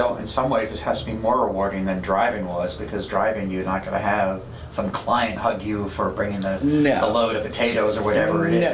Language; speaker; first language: English; native; English